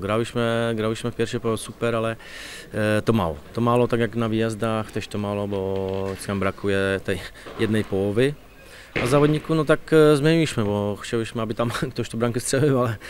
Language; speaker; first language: Polish; non-native, learner; Czech